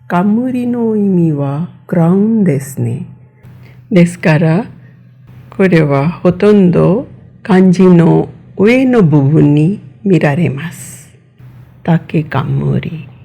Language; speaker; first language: Japanese; non-native, fluent; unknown